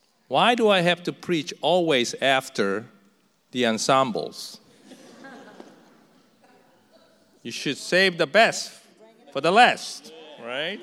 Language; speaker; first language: English; non-native, fluent; Korean